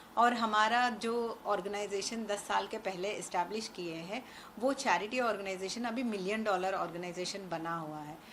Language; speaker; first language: Hindi; non-native, local second language; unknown